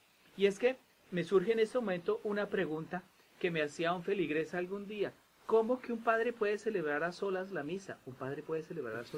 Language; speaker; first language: Spanish; native; Spanish